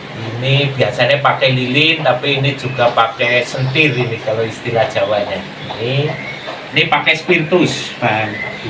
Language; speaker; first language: Indonesian; non-native, local second language; Javanese